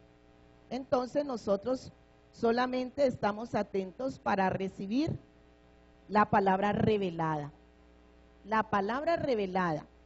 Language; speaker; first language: Spanish; native; Spanish